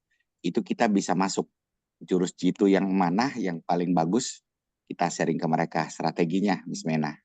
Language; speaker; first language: Indonesian; native; Indonesian